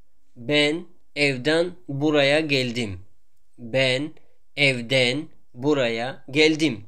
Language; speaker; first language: Turkish; non-native, fluent; Tajik